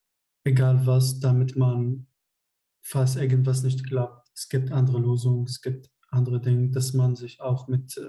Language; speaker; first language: German; non-native, fluent; Arabic